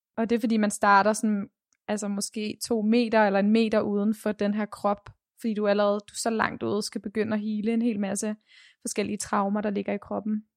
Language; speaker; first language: Danish; native; Danish